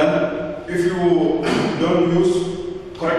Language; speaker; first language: English; non-native, learner; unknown